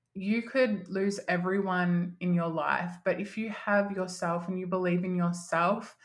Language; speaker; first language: English; native; English